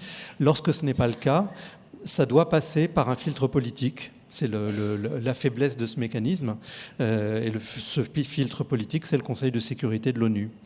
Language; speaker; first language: French; native; French